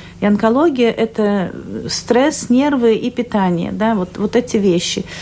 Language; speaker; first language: Russian; native; Russian